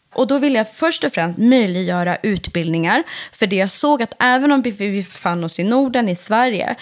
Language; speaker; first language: Swedish; early bilingual, other home language; Persian